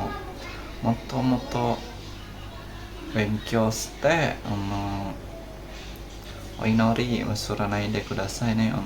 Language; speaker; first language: Japanese; non-native, learner; Indonesian